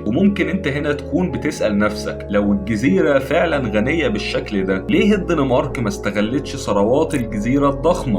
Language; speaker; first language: Arabic; native; Arabic